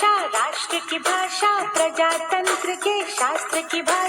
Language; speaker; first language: Hindi; non-native, local second language; Malayalam